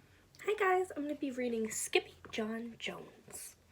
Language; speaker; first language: English; native; English